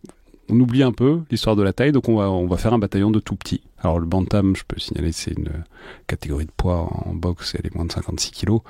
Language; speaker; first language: French; native; French